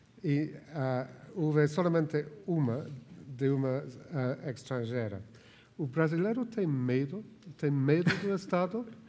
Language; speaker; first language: Portuguese; non-native, fluent; Spanish